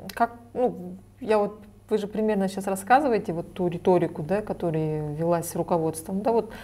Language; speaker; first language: Russian; non-native, local second language; Kazakh